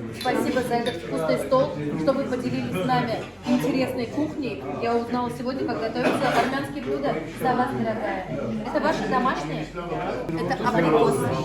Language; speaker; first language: Russian; native; Russian